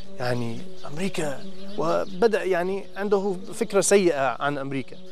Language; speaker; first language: Arabic; non-native, fluent; English